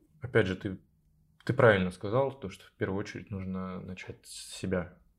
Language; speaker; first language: Russian; native; Russian